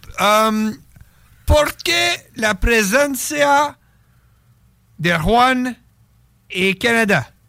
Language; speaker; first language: Spanish; non-native, learner; French